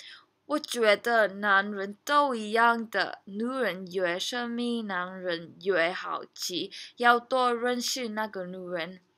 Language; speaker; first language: Chinese; non-native, learner; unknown